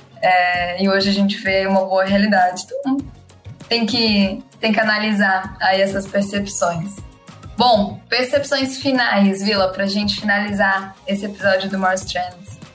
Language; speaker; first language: Portuguese; native; Portuguese